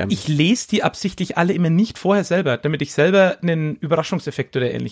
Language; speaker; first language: German; native; German